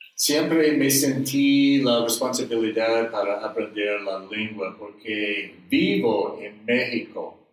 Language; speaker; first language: Spanish; non-native, learner; English